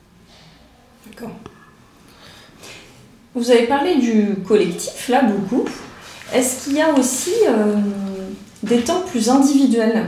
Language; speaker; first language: French; native; French